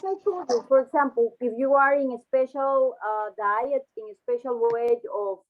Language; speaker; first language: English; non-native, fluent; Spanish